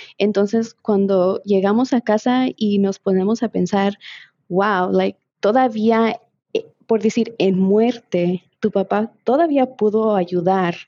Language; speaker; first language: Spanish; early bilingual, heritage; Spanish